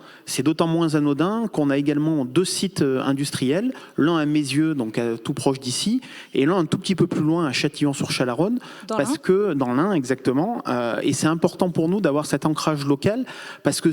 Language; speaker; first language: French; native; French